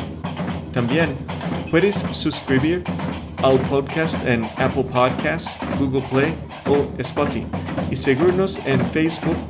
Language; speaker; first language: Spanish; non-native, fluent; English